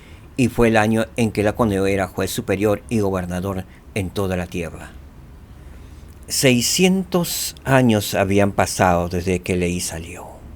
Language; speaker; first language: Spanish; native; Spanish